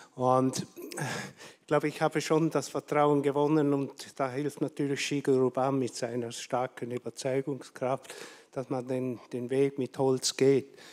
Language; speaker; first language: English; non-native, learner; German